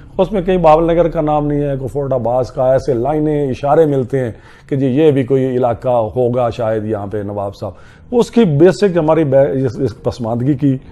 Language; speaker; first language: Urdu; non-native, local second language; Punjabi